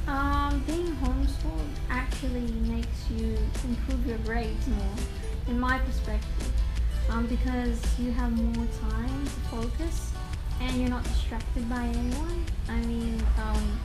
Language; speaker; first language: English; native; English